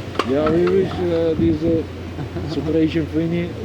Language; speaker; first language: English; non-native, learner; Turkish